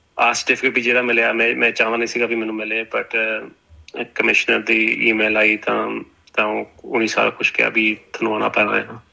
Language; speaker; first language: Punjabi; early bilingual, heritage; Punjabi